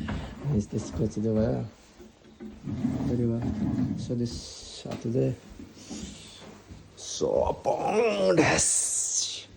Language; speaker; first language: Japanese; non-native, learner; Nepali